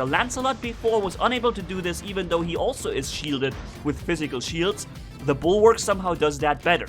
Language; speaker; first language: English; non-native, fluent; German